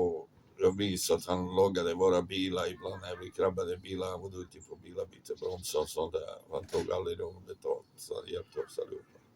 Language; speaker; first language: Swedish; non-native, fluent; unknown